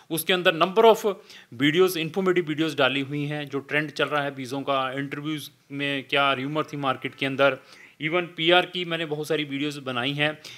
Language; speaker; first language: Hindi; non-native, local second language; Punjabi